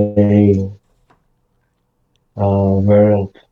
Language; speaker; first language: English; non-native, learner; Russian